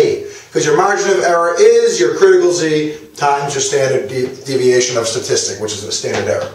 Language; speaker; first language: English; native; English